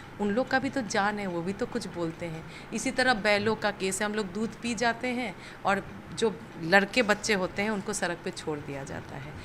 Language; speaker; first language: Hindi; native; Hindi